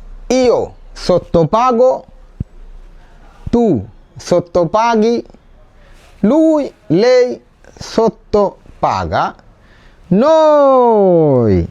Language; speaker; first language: Italian; non-native, learner; Bangla